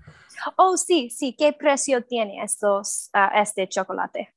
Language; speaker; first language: Spanish; non-native, learner; English